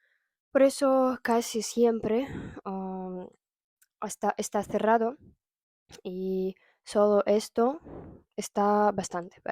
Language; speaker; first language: Spanish; non-native, fluent; Russian